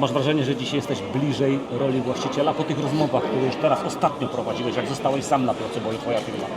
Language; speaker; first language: Polish; native; Polish